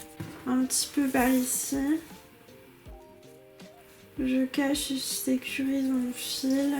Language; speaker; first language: French; native; French